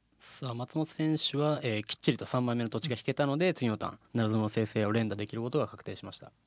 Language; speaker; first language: Japanese; native; Japanese